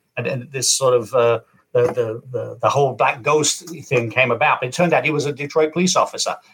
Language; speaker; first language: English; native; English